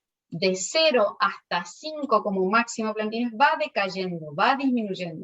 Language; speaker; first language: Spanish; native; Spanish